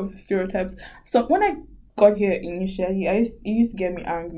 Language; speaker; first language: English; non-native, local second language; Yoruba